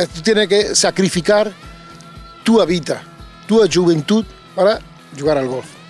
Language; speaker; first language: Italian; non-native, learner; Spanish